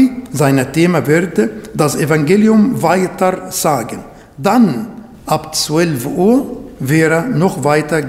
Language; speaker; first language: German; non-native, fluent; Arabic